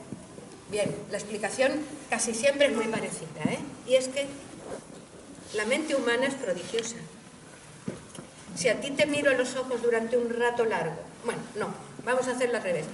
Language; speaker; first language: Spanish; native; Spanish